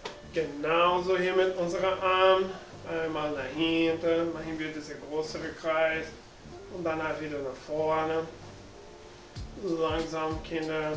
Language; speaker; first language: German; non-native, learner; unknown